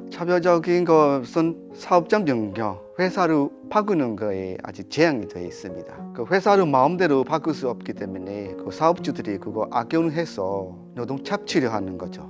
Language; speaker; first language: Korean; non-native, fluent; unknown